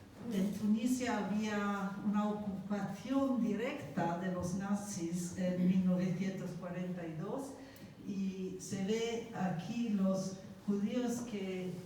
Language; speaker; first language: Spanish; non-native, fluent; English